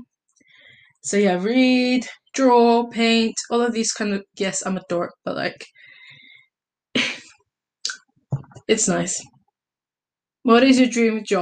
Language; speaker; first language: English; early bilingual, other home language; Italian